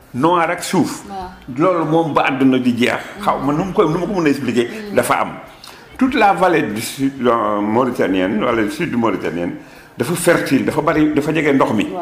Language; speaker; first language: Wolof; non-native, local second language; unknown